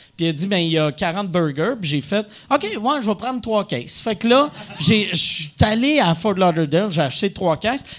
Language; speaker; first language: French; native; French